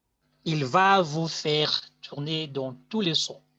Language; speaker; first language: French; non-native, fluent; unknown